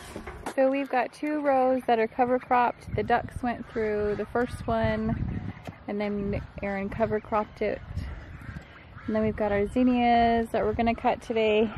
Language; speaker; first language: English; native; English